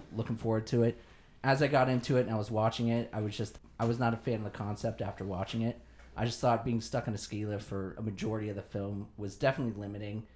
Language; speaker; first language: English; native; English